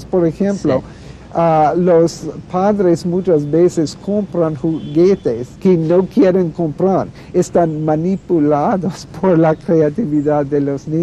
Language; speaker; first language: Spanish; non-native, fluent; English